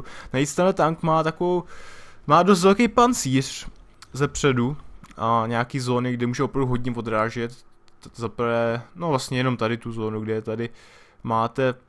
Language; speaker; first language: Czech; native; Czech